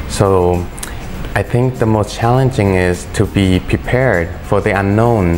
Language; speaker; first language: English; early bilingual, other home language; Thai